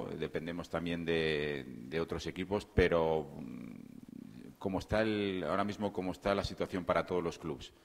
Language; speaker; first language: Spanish; native; Spanish